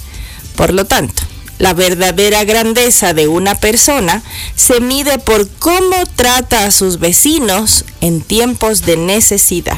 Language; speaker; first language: Spanish; native; Spanish